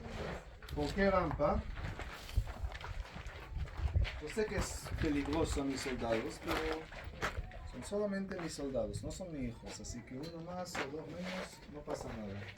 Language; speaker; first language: Spanish; non-native, fluent; Hebrew